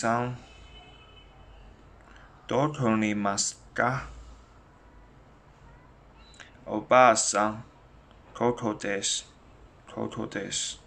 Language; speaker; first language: Japanese; non-native, learner; Chinese